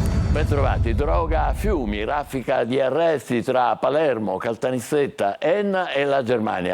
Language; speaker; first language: Italian; native; Italian